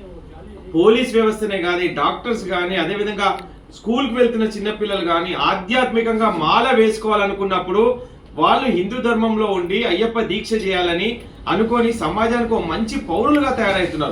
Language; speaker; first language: Telugu; native; Telugu